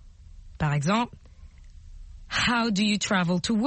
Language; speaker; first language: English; non-native, fluent; French